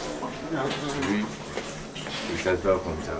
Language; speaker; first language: French; non-native, local second language; Bambara